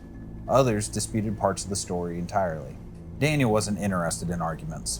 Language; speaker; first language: English; native; English